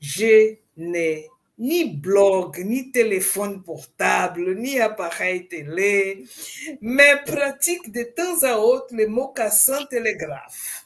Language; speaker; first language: French; non-native, fluent; Portuguese